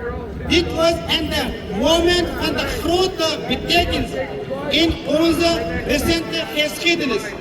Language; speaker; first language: Dutch; non-native, local second language; Uyghur